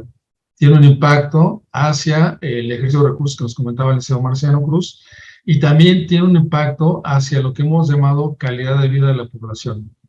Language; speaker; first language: Spanish; native; Spanish